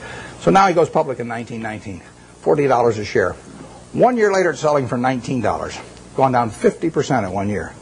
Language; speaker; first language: English; native; English